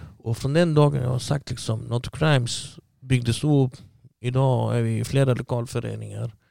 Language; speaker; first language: Swedish; early bilingual, other home language; Arabic